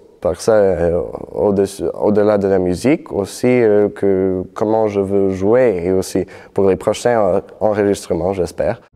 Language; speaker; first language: French; non-native, fluent; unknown